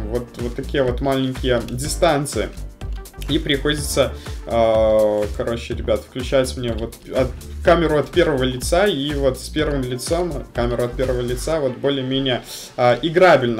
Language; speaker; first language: Russian; native; Russian